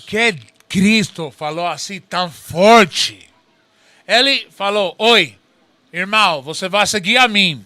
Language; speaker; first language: Portuguese; non-native, learner; Spanish